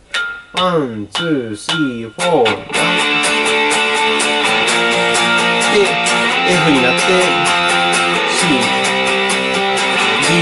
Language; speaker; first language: Japanese; native; Japanese